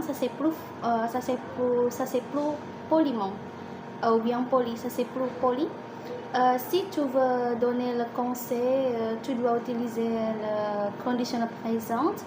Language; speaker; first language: French; non-native, learner; Indonesian